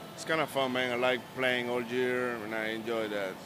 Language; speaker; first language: English; non-native, learner; Spanish